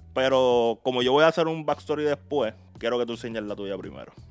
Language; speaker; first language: Spanish; native; Spanish